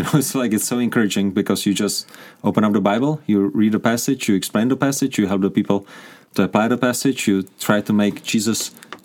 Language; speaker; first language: English; non-native, fluent; Czech